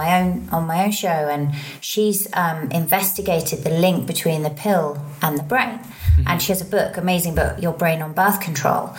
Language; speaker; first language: English; native; English